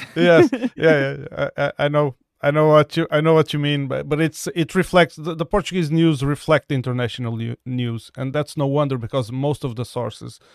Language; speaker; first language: English; non-native, fluent; Portuguese